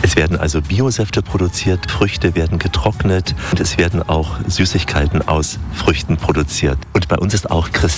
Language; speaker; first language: German; native; German